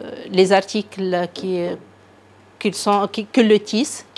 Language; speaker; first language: French; non-native, local second language; Arabic